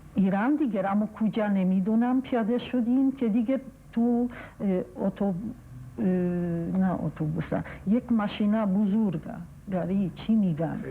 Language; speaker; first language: Persian; non-native, fluent; Polish